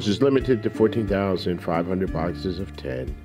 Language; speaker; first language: English; native; English